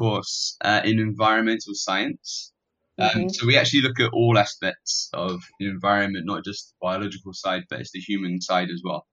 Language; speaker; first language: English; native; English